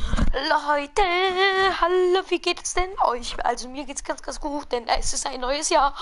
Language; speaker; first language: German; native; German